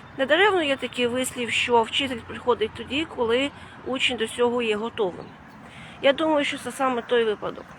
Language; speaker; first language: Ukrainian; non-native, fluent; Latvian